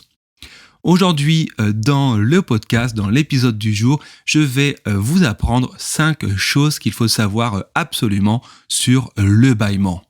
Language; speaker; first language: French; native; French